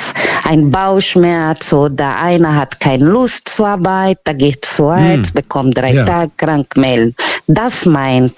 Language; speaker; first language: German; non-native, fluent; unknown